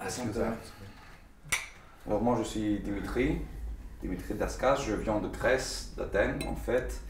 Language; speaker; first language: French; non-native, fluent; Greek